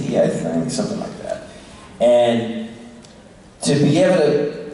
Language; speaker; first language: English; native; English